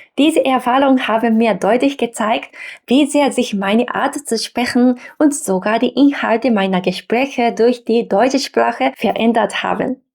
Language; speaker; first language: German; non-native, fluent; Japanese